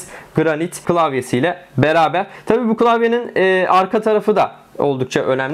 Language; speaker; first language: Turkish; native; Turkish